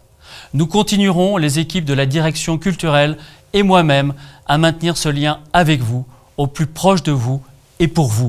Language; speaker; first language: French; native; French